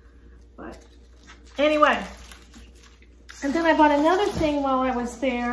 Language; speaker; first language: English; native; English